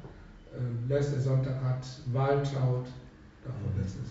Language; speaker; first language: German; non-native, fluent; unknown